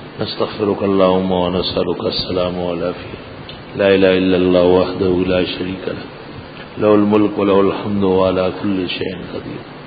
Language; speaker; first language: Urdu; non-native, local second language; Pashto